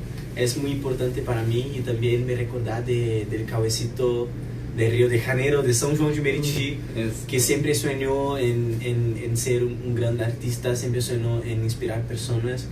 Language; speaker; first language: Spanish; non-native, fluent; Portuguese